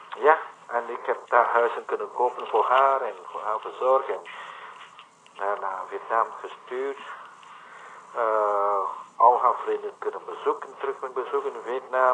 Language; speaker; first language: Dutch; non-native, learner; Vietnamese